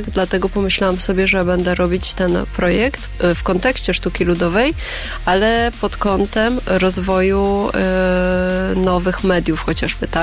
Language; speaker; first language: Polish; native; Polish